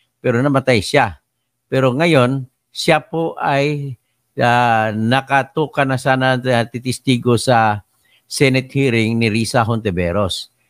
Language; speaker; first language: Filipino; non-native, local second language; Cebuano